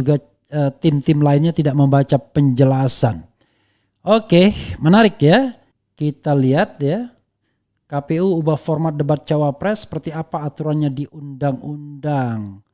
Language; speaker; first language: Indonesian; native; Indonesian